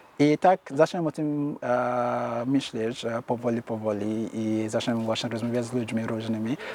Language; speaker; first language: Polish; non-native, fluent; Yoruba